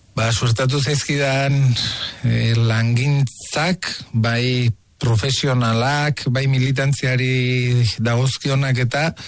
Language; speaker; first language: Basque; native; Basque